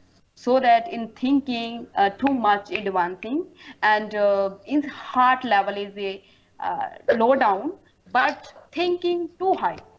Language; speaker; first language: English; non-native, learner; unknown